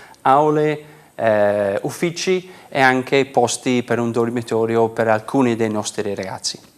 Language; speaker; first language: Italian; non-native, fluent; English